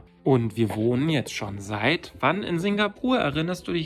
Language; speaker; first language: German; native; German